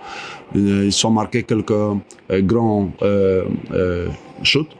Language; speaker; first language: French; non-native, fluent; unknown